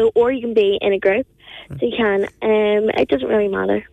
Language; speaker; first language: English; native; English